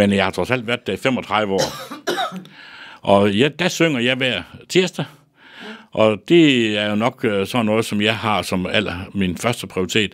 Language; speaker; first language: Danish; native; Danish